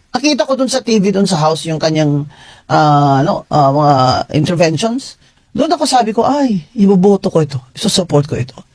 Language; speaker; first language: Filipino; non-native, local second language; Hiligaynon